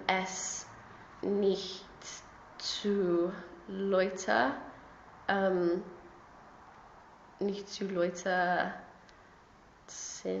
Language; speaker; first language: German; non-native, learner; English